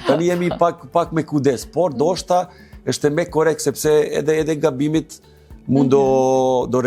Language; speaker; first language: Albanian; non-native, learner; Serbian